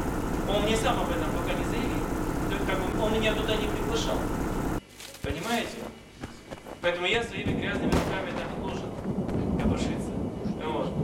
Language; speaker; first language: Russian; native; Russian